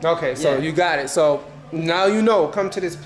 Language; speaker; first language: English; native; English